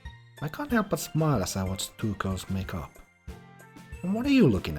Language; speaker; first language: English; non-native, fluent; Finnish